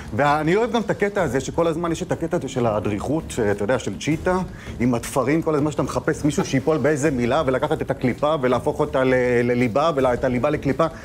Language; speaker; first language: Hebrew; native; Hebrew